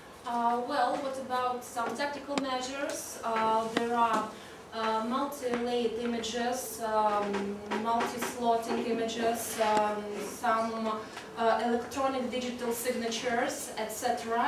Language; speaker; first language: English; non-native, fluent; Russian